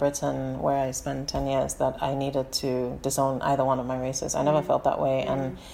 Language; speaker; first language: English; native; English